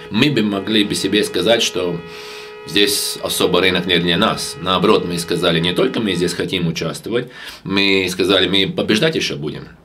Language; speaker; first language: Russian; non-native, local second language; Latvian